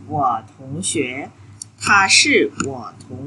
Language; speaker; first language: Chinese; non-native, fluent; Vietnamese